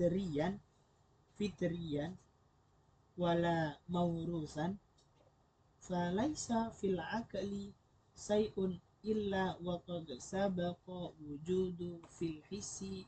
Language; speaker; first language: Arabic; non-native, learner; Indonesian